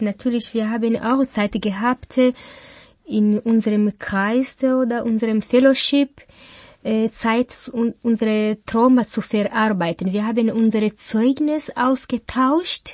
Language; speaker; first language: German; non-native, learner; Kinyarwanda